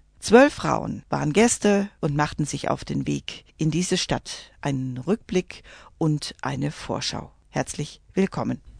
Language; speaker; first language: German; native; German